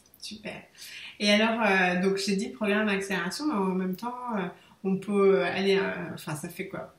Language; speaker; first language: French; native; French